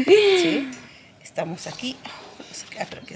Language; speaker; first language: Spanish; native; Spanish